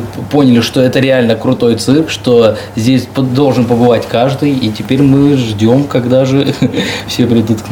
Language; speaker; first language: Russian; native; Russian